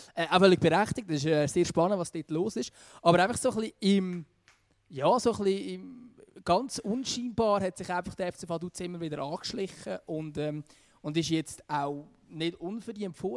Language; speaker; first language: German; native; German